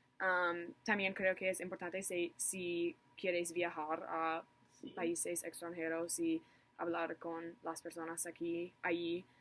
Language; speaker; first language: Spanish; non-native, learner; English